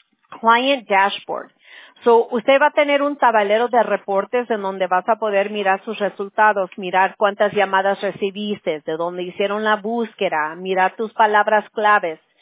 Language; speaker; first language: Spanish; early bilingual, other home language; English